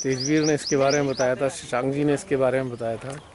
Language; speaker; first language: Hindi; native; Hindi